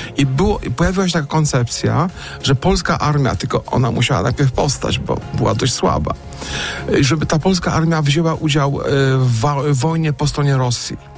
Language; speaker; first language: Polish; native; Polish